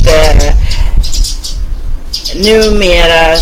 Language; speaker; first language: Swedish; non-native, fluent; Thai